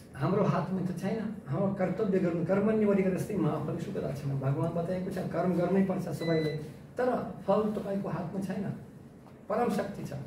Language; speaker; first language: Nepali; non-native, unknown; Russian